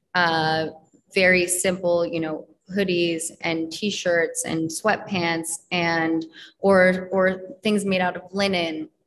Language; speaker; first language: English; native; English